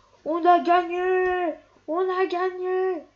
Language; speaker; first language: French; native; French